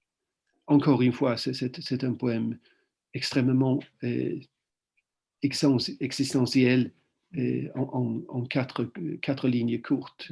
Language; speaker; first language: French; non-native, fluent; Swedish